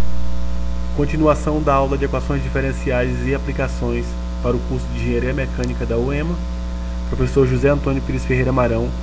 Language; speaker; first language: Portuguese; native; Portuguese